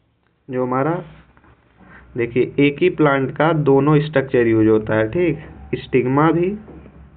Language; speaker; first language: Hindi; native; Hindi